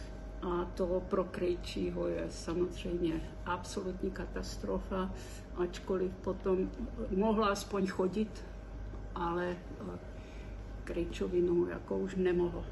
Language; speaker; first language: Czech; early bilingual, heritage; Czech